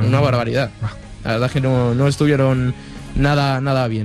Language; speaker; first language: Spanish; native; Spanish